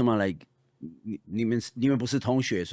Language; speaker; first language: Chinese; non-native, fluent; Spanish